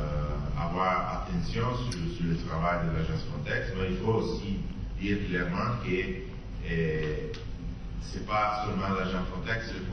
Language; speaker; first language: French; non-native, fluent; Italian